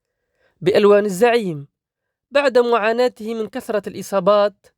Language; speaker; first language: Arabic; native; Arabic